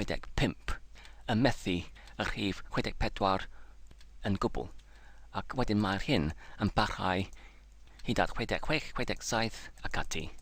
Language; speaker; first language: Welsh; non-native, learner; English